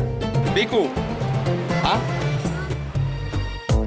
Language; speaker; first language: Arabic; native; Arabic